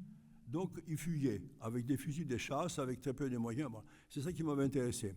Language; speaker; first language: French; non-native, fluent; Greek